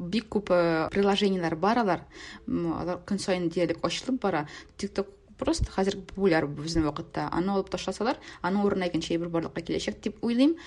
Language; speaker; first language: Tatar; native; Tatar